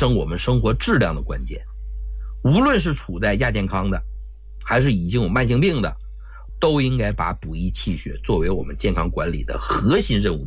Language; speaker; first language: Chinese; native; Chinese